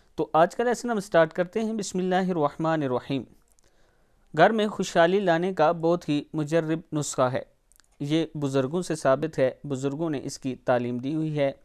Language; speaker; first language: Urdu; non-native, local second language; Punjabi